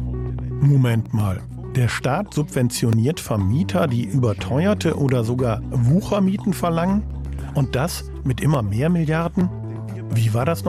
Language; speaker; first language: German; native; German